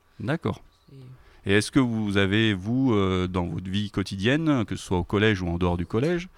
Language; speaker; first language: French; native; French